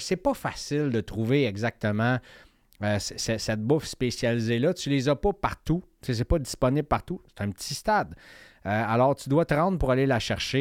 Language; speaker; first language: French; native; French